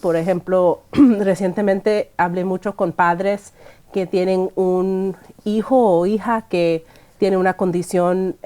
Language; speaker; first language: Spanish; early bilingual, heritage; Spanish